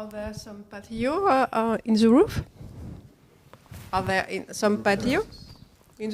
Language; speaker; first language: English; non-native, learner; French